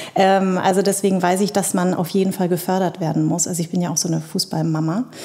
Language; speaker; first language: German; early bilingual, other home language; Vietnamese